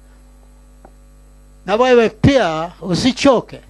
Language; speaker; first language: Swahili; non-native, local second language; Kikuyu